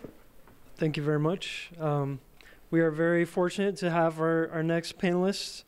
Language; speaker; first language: English; native; English